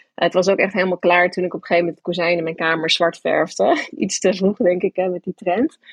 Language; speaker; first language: Dutch; early bilingual, other home language; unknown